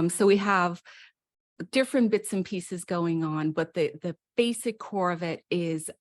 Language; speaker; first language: English; native; English